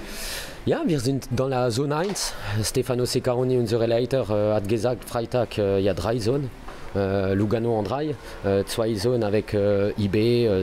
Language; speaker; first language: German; non-native, learner; French